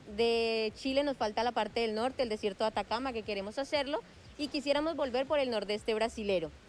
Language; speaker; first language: Spanish; native; Spanish